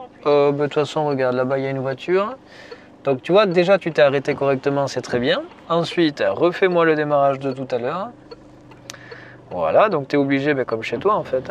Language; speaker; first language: French; native; French